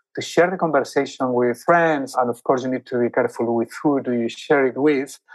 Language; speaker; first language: English; non-native, fluent; Spanish